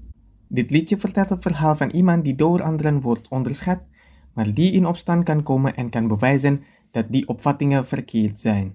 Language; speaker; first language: Dutch; non-native, fluent; Indonesian